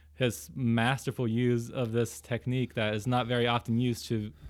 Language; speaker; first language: English; early bilingual, other home language; Portuguese